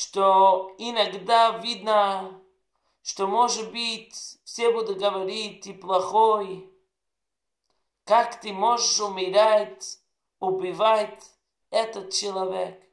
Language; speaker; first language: Russian; non-native, learner; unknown